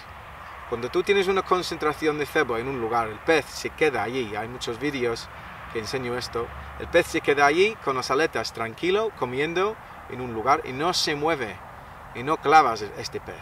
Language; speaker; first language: Spanish; non-native, fluent; English